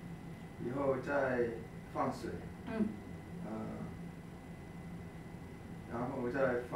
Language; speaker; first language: Chinese; early bilingual, heritage; Cantonese